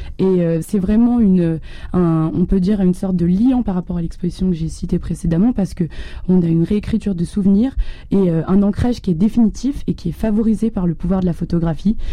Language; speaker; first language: French; native; French